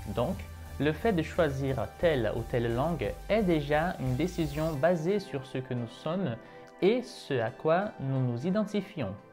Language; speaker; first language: French; non-native, fluent; Portuguese